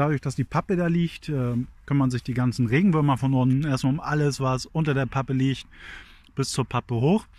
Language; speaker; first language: German; native; German